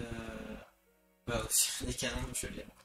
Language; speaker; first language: French; native; French